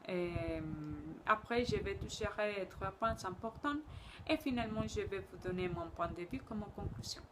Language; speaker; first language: French; non-native, learner; Spanish